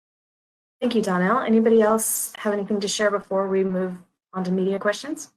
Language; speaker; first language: English; native; English